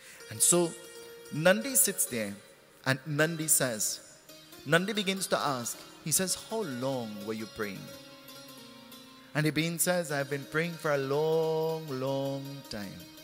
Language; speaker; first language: English; native; English